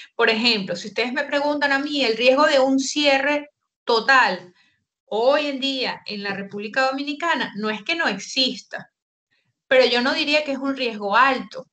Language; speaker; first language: Spanish; native; Spanish